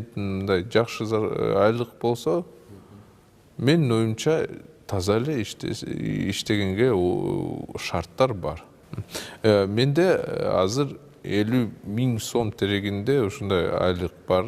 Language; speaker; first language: Kyrgyz; non-native, local second language; Russian